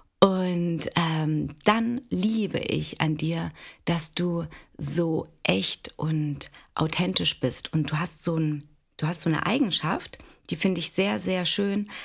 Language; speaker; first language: German; early bilingual, other home language; Greek